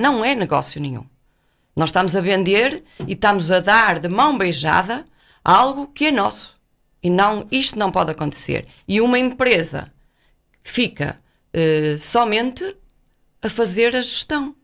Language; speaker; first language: Portuguese; native; Portuguese